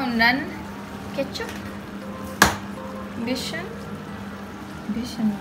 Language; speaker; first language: German; non-native, learner; Indonesian